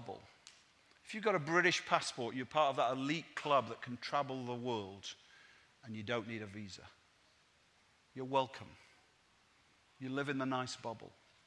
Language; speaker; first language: English; native; English